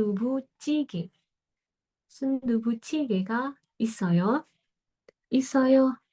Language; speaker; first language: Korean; non-native, fluent; Indonesian